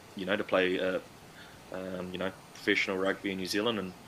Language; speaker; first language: English; native; English